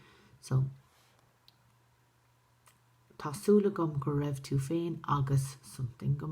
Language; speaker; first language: Irish; non-native, local second language; English